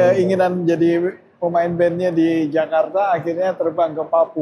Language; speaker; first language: Indonesian; native; Indonesian